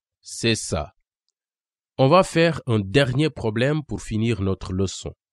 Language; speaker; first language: French; non-native, local second language; Wolof